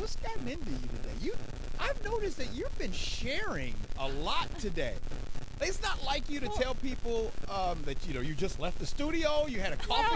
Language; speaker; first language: English; native; English